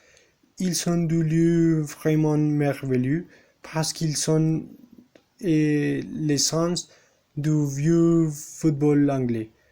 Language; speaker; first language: French; non-native, learner; Spanish